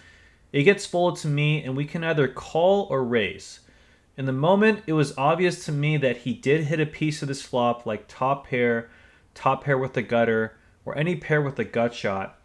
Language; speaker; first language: English; native; English